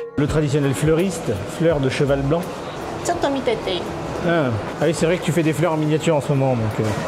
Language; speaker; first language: French; native; French